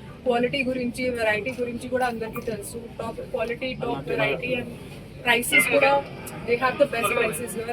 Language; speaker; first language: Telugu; non-native, fluent; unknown